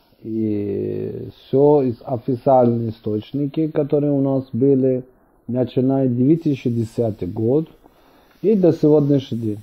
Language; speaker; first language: Russian; non-native, fluent; Persian